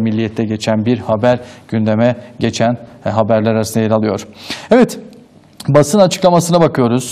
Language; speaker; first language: Turkish; native; Turkish